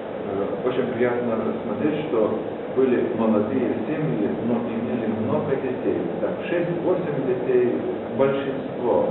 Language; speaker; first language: Russian; non-native, fluent; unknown